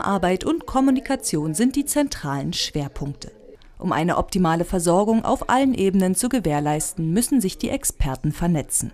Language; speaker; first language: German; native; German